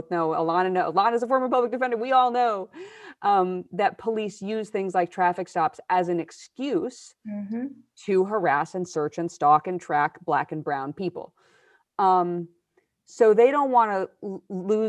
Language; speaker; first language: English; native; English